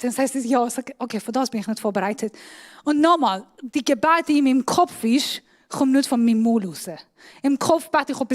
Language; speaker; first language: German; non-native, fluent; Persian